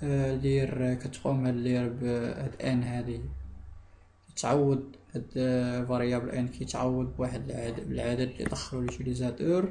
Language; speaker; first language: Arabic; native; Arabic